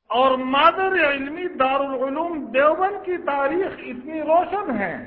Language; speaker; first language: Urdu; non-native, local second language; Pashto